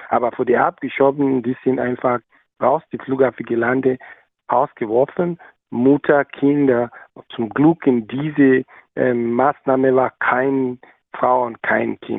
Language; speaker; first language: German; non-native, learner; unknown